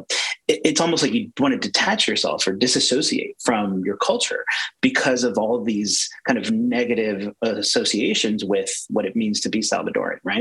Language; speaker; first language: English; native; English